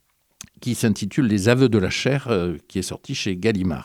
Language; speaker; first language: French; native; French